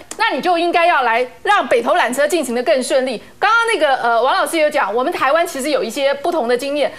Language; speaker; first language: Chinese; native; Chinese